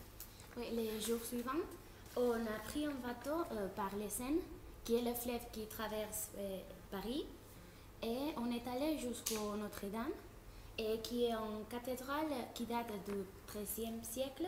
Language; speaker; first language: French; non-native, fluent; Spanish